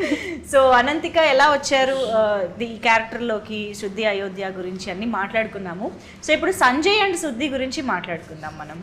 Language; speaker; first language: Telugu; native; Telugu